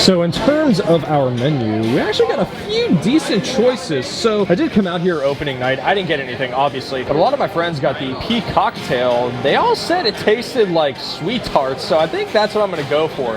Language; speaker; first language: English; native; English